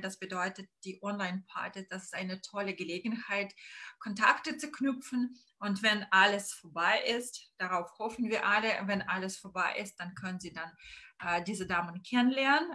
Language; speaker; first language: German; non-native, fluent; Russian